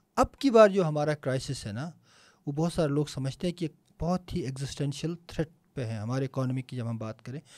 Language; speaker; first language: Urdu; non-native, local second language; Punjabi